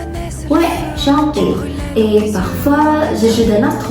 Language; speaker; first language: French; non-native, learner; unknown